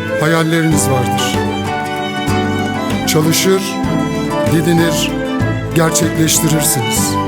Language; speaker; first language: Turkish; native; Turkish